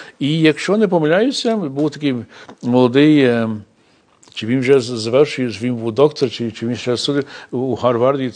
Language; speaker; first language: Ukrainian; early bilingual, heritage; Ukrainian